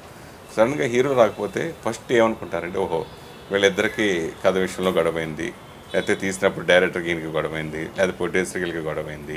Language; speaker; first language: Telugu; native; Telugu